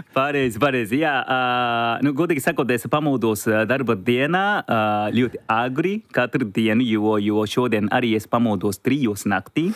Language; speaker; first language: Latvian; non-native, learner; Japanese